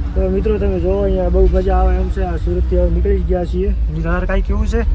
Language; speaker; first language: Gujarati; native; Gujarati